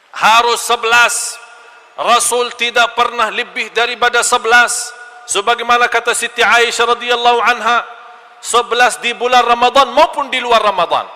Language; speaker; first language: Malay; non-native, fluent; Arabic